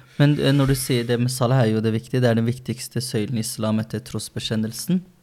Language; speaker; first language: Norwegian; early bilingual, other home language; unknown